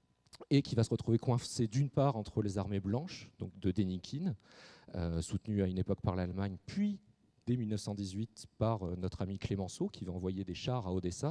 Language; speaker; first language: French; native; French